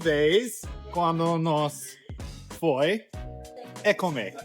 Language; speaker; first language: Portuguese; non-native, learner; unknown